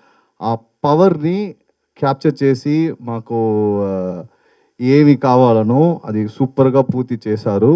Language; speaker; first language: Telugu; non-native, learner; Tamil